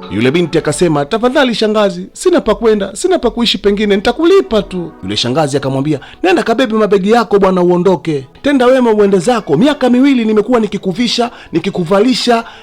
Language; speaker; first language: Swahili; native; Swahili